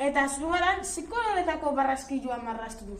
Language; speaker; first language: Basque; non-native, learner; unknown